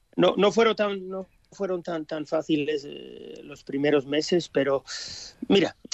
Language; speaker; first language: Spanish; early bilingual, heritage; English